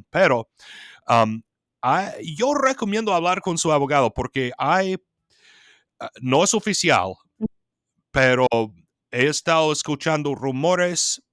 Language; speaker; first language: Spanish; non-native, fluent; English